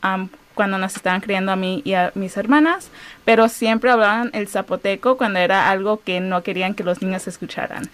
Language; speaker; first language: Spanish; early bilingual, heritage; Spanish